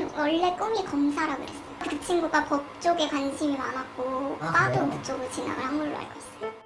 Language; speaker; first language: Korean; native; Korean